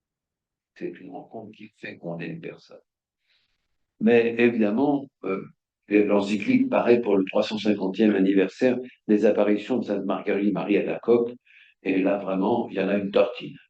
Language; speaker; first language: French; native; French